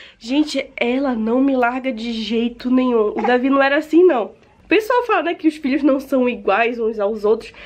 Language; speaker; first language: Portuguese; native; Portuguese